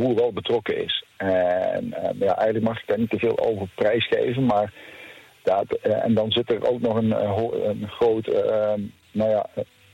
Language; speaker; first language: Dutch; native; Dutch